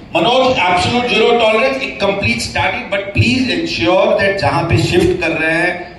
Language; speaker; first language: Hindi; non-native, local second language; Marathi